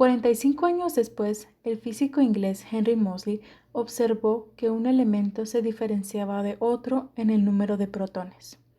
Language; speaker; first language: Spanish; native; Spanish